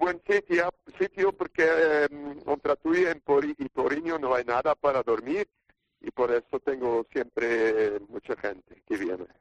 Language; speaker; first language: Spanish; non-native, learner; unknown